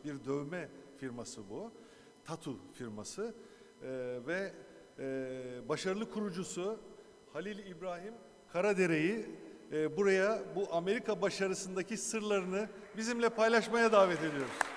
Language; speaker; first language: Turkish; native; Turkish